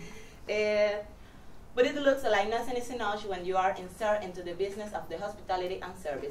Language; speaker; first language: English; non-native, fluent; Spanish